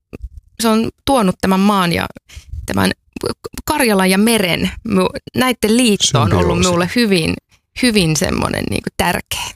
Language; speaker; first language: Finnish; native; Finnish